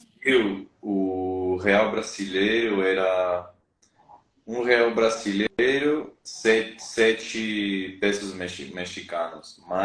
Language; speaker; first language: Portuguese; non-native, learner; Spanish